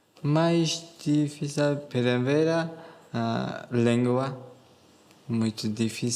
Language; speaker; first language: Portuguese; non-native, learner; Persian